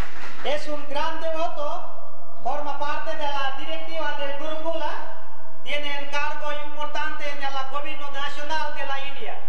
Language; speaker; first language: Spanish; non-native, learner; Gujarati